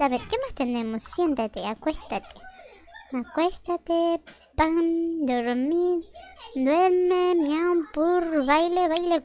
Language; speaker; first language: Spanish; native; Spanish